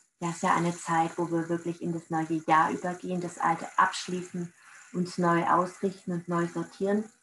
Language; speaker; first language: German; native; German